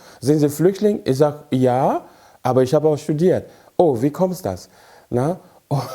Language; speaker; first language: German; non-native, fluent; French